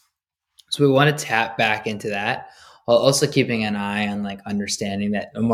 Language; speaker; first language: English; native; English